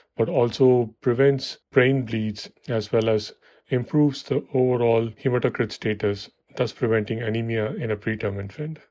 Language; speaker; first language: English; non-native, local second language; Tamil